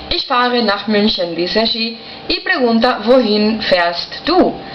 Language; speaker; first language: German; non-native, fluent; Spanish